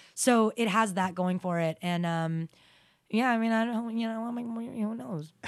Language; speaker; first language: English; native; English